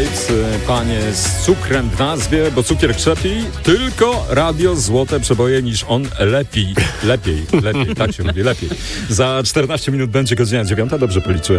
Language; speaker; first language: Polish; native; Polish